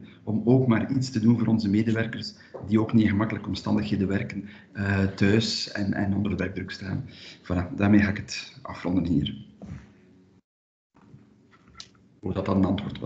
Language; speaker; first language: Dutch; native; Dutch